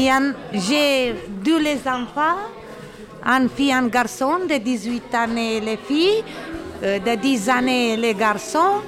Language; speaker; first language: French; non-native, learner; Romanian